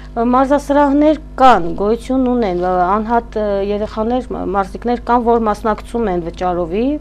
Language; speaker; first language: Armenian; native; Armenian